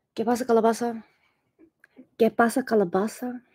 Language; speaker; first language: Spanish; non-native, learner; English